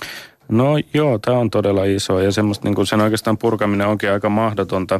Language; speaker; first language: Finnish; native; Finnish